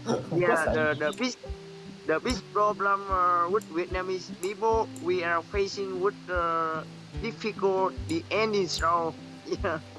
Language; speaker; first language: English; non-native, learner; Vietnamese